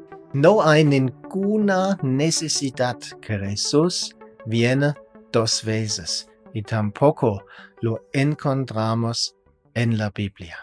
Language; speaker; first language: Spanish; non-native, fluent; German